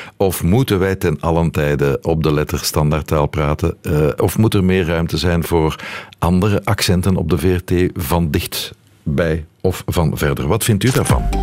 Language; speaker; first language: Dutch; native; Dutch